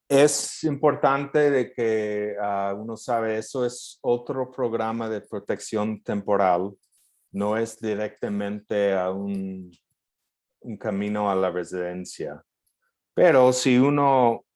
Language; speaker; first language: Spanish; non-native, fluent; English